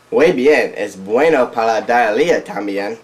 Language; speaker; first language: Spanish; non-native, learner; English